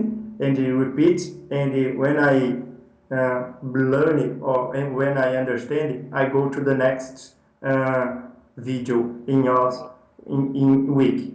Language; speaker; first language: English; non-native, learner; Portuguese